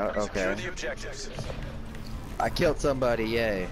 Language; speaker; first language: English; native; English